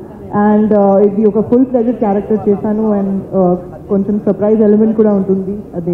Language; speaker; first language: Telugu; non-native, learner; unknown